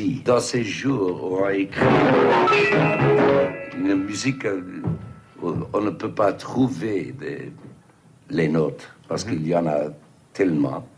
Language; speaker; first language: French; non-native, fluent; English